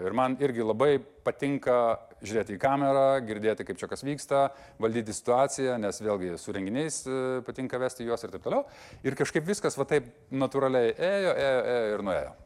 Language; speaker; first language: Lithuanian; native; Lithuanian